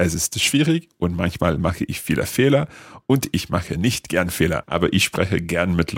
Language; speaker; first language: German; non-native, learner; English